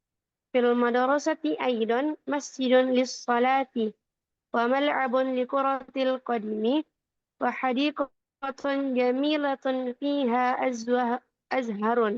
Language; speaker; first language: Arabic; non-native, learner; Indonesian